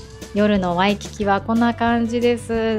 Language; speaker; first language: Japanese; native; Japanese